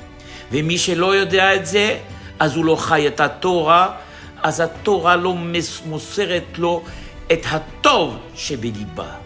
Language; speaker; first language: Hebrew; non-native, fluent; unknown